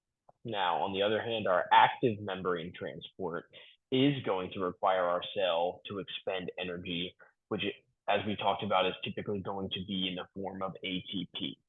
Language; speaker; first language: English; native; English